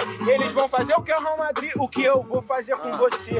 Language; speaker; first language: Portuguese; native; Portuguese